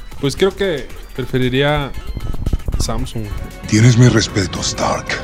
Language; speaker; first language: Spanish; native; Spanish